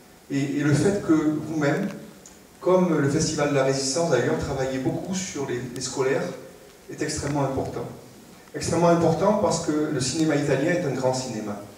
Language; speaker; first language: French; native; French